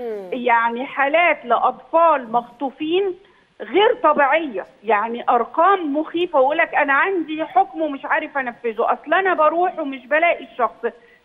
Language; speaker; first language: Arabic; native; Arabic